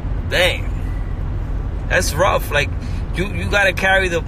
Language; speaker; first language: English; early bilingual, other home language; Spanish